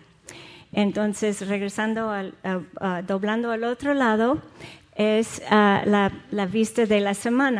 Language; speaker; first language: Spanish; non-native, fluent; English